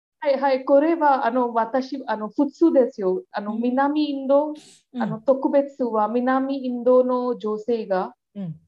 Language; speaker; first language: Japanese; non-native, learner; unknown